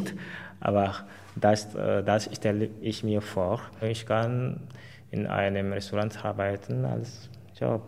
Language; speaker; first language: German; non-native, fluent; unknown